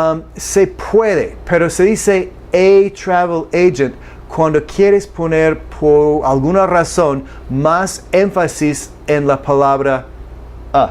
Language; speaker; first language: Spanish; non-native, fluent; English